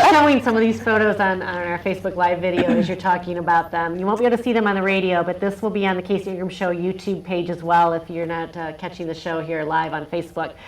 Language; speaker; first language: English; native; English